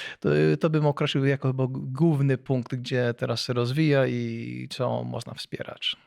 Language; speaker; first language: Polish; early bilingual, heritage; Polish